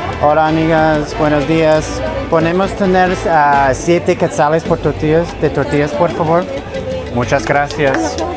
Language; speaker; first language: Spanish; non-native, learner; English